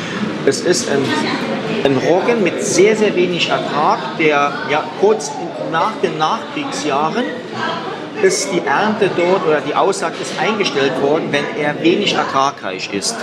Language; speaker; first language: German; native; German